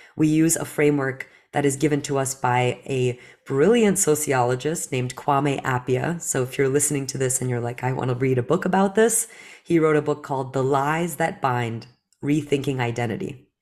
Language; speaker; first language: English; early bilingual, other home language; Russian